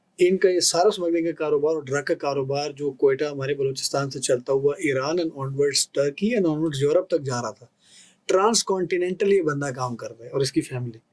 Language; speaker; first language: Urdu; non-native, local second language; Pashto